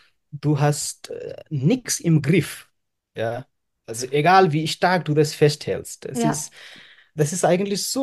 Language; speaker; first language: German; non-native, fluent; Nepali